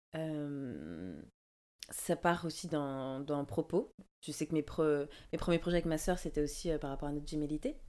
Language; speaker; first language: French; native; French